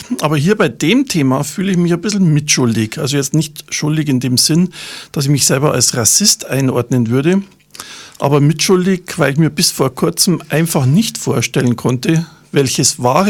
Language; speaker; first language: German; native; German